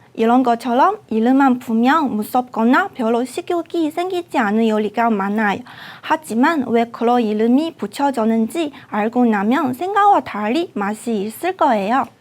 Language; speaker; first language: Korean; non-native, fluent; Chinese